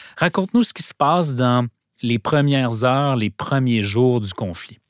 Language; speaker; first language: French; native; French